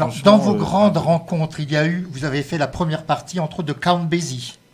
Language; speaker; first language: French; native; French